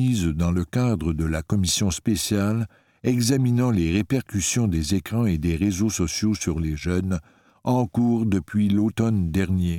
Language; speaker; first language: French; native; French